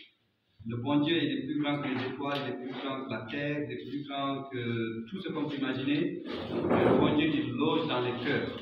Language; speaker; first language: French; non-native, local second language; Fula